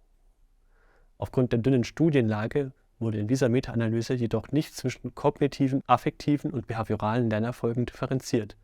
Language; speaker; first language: German; native; German